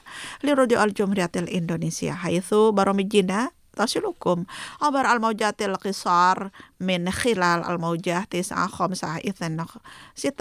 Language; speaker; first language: Arabic; non-native, fluent; Indonesian